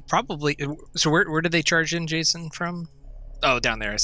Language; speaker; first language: English; native; English